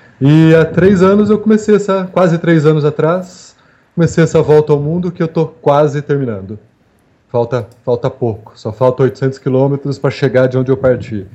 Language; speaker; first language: Portuguese; native; Portuguese